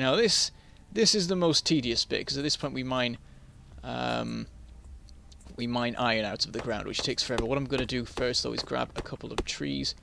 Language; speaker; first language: English; native; English